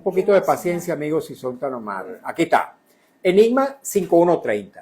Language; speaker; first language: Spanish; native; Spanish